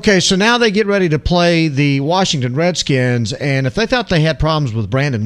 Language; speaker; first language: English; native; English